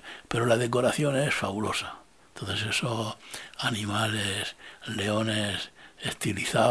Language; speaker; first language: Spanish; native; Spanish